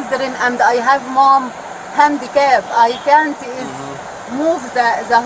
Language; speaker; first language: English; non-native, learner; Arabic